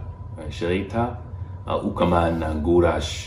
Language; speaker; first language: Arabic; non-native, learner; English